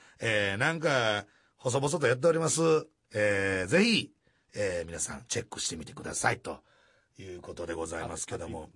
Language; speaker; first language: Japanese; native; Japanese